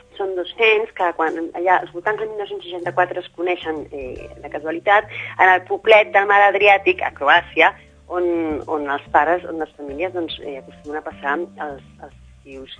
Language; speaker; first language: Catalan; native; Catalan